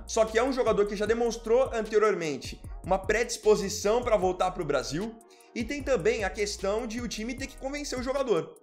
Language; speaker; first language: Portuguese; native; Portuguese